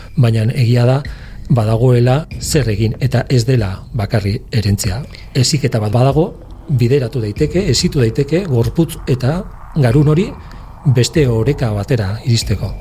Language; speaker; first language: Basque; native; Basque